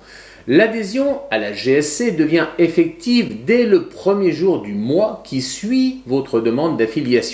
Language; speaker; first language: French; native; French